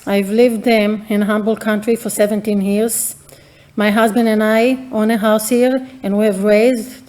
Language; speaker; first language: English; non-native, fluent; Hebrew